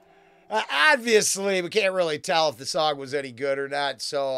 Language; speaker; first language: English; native; English